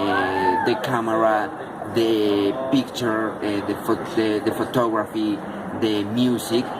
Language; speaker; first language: English; non-native, learner; Spanish